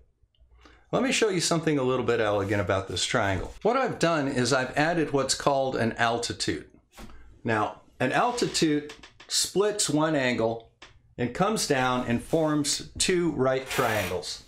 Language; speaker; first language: English; native; English